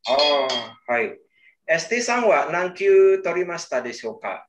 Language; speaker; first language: Japanese; non-native, learner; Indonesian